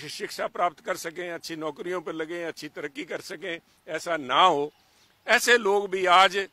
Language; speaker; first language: Hindi; native; Hindi